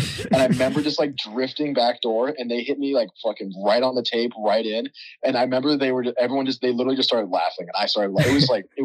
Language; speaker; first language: English; native; English